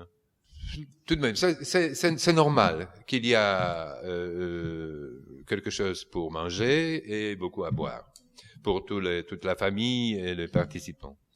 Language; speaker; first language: French; non-native, fluent; Polish